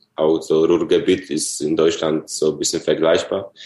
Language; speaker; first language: German; non-native, fluent; Polish